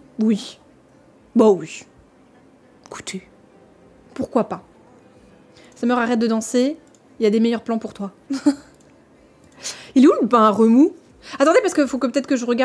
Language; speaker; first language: French; native; French